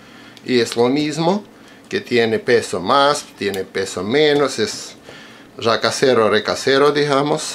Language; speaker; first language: Spanish; non-native, fluent; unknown